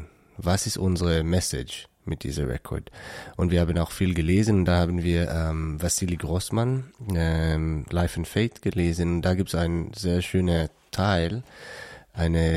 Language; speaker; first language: German; non-native, learner; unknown